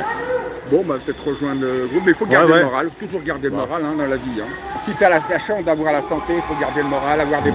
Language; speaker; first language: French; native; French